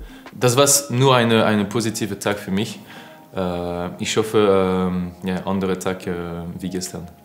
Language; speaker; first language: German; non-native, learner; French